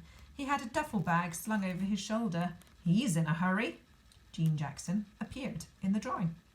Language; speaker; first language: English; native; English